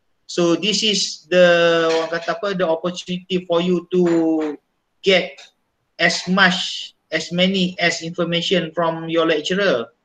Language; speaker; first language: English; non-native, local second language; Malay